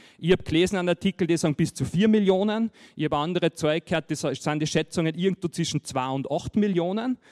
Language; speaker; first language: German; native; German